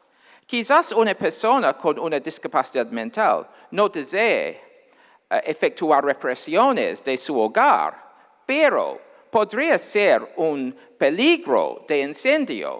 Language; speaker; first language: Spanish; non-native, fluent; English